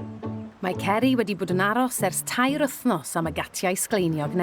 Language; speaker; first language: Welsh; native; Welsh